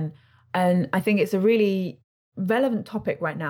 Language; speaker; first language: English; native; English